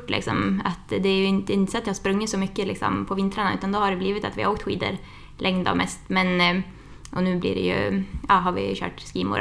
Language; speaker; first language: Swedish; native; Swedish